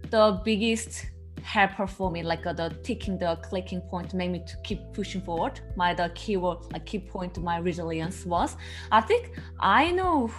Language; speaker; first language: English; non-native, learner; Korean